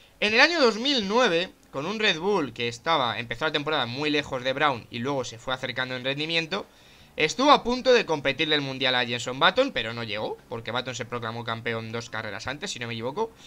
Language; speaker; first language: Spanish; native; Spanish